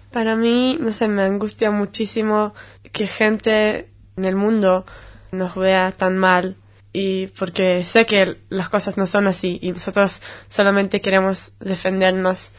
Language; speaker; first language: Spanish; non-native, fluent; Hebrew